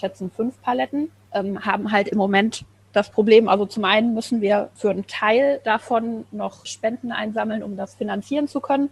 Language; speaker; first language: German; native; German